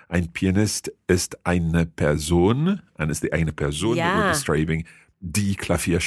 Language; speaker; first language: German; non-native, fluent; English